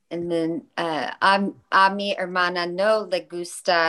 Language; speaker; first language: Spanish; non-native, learner; English